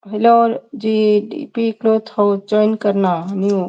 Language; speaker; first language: Hindi; non-native, local second language; Kannada